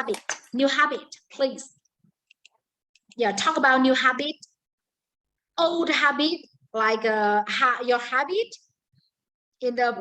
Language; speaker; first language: English; non-native, learner; Vietnamese